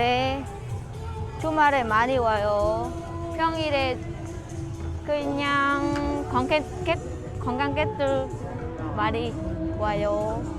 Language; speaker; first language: Korean; non-native, learner; Vietnamese